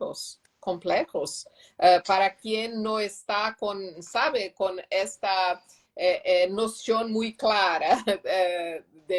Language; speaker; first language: Spanish; non-native, learner; Portuguese